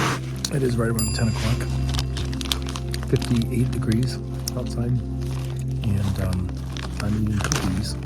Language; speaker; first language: English; native; English